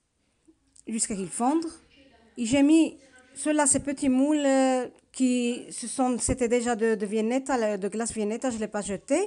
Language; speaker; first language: French; non-native, learner; Arabic